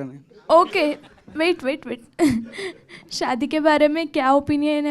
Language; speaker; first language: Hindi; non-native, local second language; Marathi